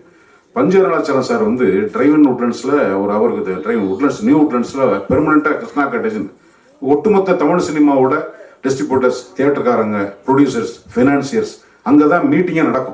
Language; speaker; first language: Tamil; native; Tamil